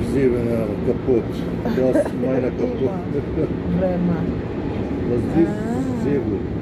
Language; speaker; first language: German; non-native, learner; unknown